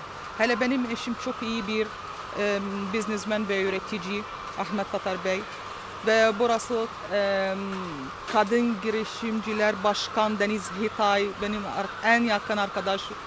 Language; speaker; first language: Turkish; non-native, fluent; Arabic